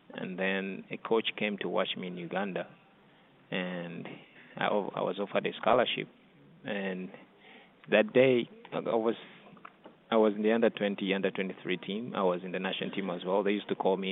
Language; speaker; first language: English; non-native, local second language; Ganda